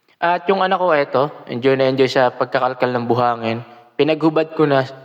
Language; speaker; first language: Filipino; native; Filipino